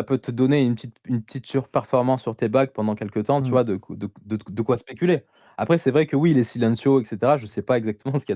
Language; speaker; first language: French; native; French